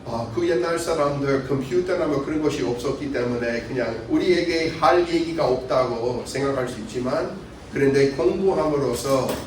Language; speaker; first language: Korean; non-native, fluent; English